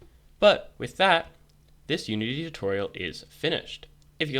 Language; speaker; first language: English; native; English